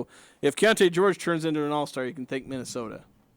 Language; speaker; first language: English; native; English